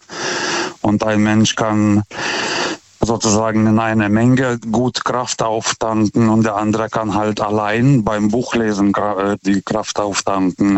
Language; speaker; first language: German; non-native, fluent; Lithuanian